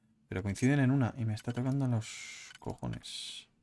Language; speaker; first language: Spanish; native; Spanish